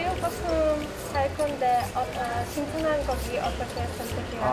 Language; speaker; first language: Korean; non-native, fluent; Czech